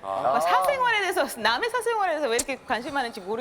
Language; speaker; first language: Korean; non-native, fluent; English